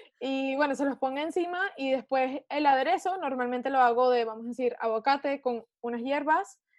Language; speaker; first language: Spanish; early bilingual, heritage; Spanish